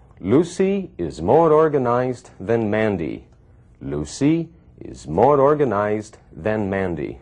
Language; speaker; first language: English; non-native, fluent; Portuguese